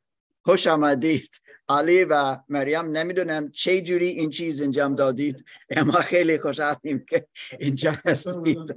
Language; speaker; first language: Persian; non-native, fluent; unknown